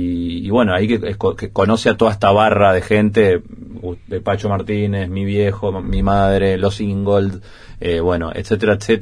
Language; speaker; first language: Spanish; native; Spanish